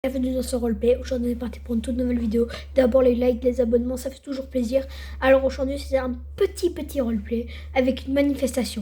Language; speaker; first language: French; native; French